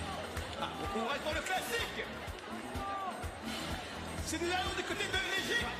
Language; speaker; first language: French; native; French